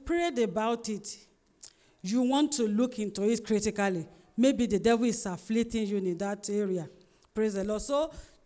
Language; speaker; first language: English; non-native, local second language; Yoruba